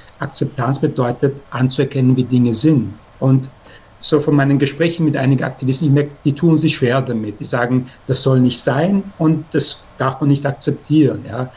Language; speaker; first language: German; early bilingual, other home language; Persian